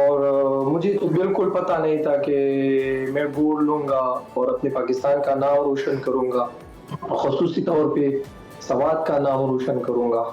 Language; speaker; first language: Hindi; non-native, local second language; Pashto